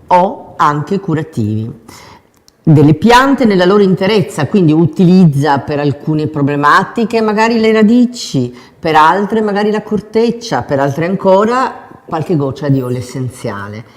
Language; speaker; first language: Italian; native; Italian